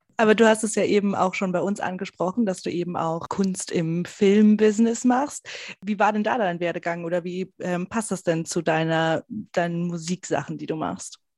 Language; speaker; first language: German; native; German